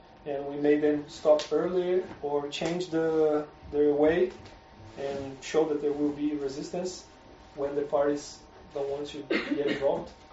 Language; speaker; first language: English; non-native, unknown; Portuguese